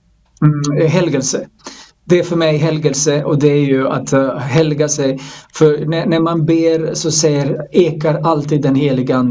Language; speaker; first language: Swedish; non-native, fluent; Croatian